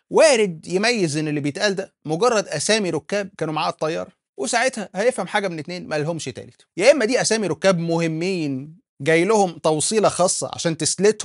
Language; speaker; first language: Arabic; native; Arabic